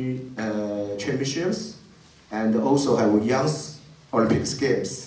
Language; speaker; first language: English; non-native, learner; Chinese